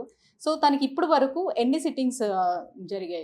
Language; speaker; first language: Telugu; native; Telugu